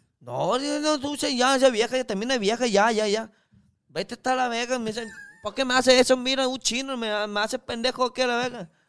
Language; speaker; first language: Spanish; non-native, learner; Chinese